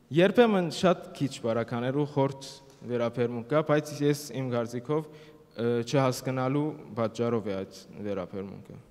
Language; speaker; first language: Armenian; early bilingual, heritage; Armenian